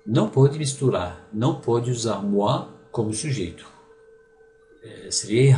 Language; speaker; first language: Portuguese; non-native, fluent; French